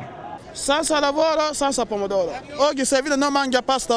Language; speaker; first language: Italian; non-native, learner; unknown